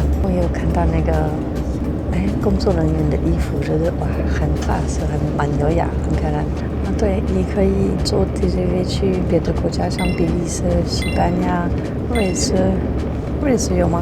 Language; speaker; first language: Chinese; non-native, fluent; French